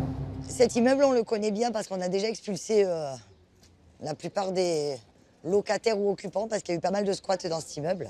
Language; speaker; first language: French; native; French